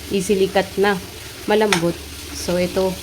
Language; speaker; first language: Filipino; non-native, learner; Punjabi